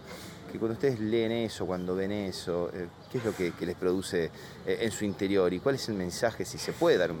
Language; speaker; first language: Spanish; native; Spanish